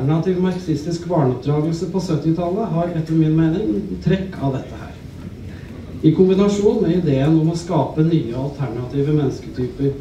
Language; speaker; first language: Norwegian; native; Norwegian